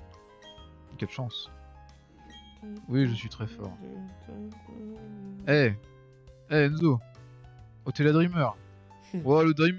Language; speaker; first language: French; native; French